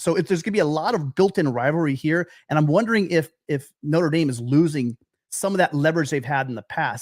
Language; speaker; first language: English; native; English